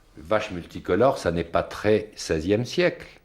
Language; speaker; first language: French; native; French